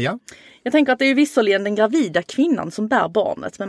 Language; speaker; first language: Swedish; native; Swedish